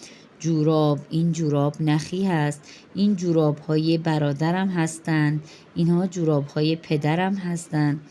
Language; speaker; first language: Persian; non-native, fluent; Urdu